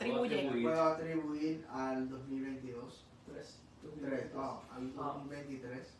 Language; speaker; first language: Spanish; early bilingual, heritage; English